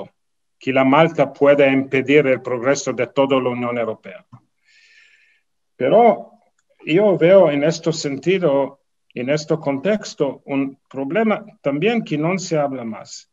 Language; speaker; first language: Spanish; non-native, fluent; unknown